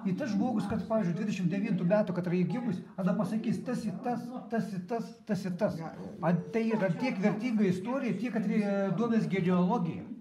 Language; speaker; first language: Lithuanian; native; Lithuanian